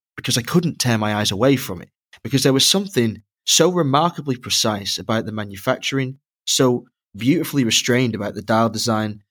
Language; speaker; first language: English; native; English